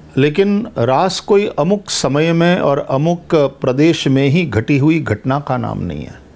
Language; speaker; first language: Hindi; non-native, local second language; Gujarati